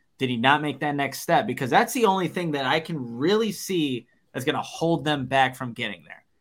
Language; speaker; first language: English; native; English